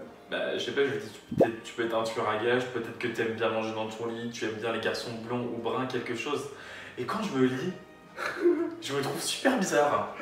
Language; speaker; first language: French; native; French